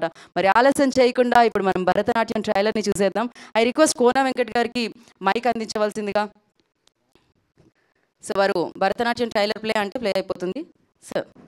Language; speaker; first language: Telugu; native; Telugu